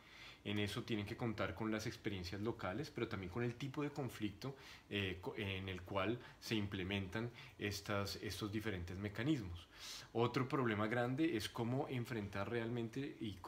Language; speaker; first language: Spanish; native; Spanish